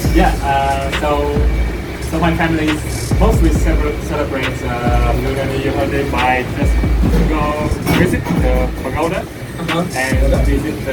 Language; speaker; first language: English; non-native, fluent; Vietnamese